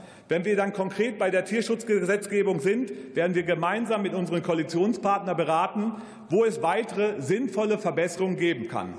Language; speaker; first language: German; native; German